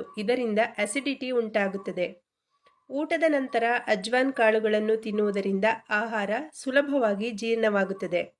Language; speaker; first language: Kannada; native; Kannada